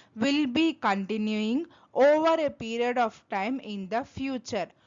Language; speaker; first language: English; non-native, local second language; Telugu